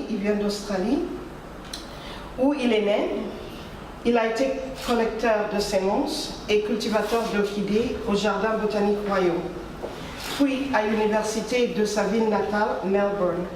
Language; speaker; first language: French; non-native, fluent; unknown